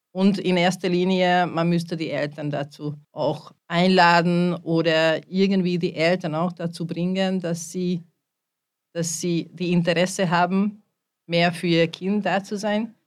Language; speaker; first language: German; non-native, fluent; Hungarian